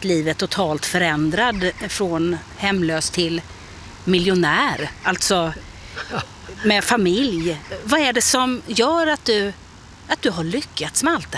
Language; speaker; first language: Swedish; native; Swedish